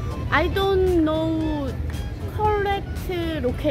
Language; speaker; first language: English; non-native, learner; Korean